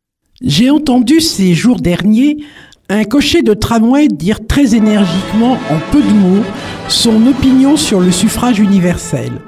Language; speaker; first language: French; native; French